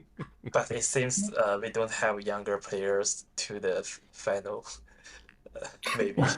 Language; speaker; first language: English; non-native, fluent; Chinese